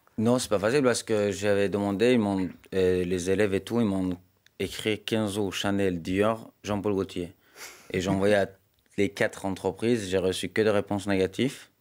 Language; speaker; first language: French; non-native, fluent; Persian